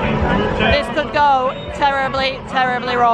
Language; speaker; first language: English; native; English